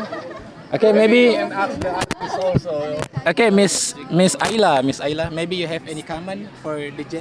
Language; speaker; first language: English; non-native, learner; Indonesian